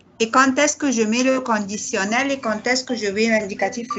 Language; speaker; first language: French; non-native, learner; Arabic